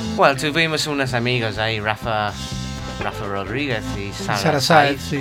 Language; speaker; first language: Spanish; non-native, fluent; English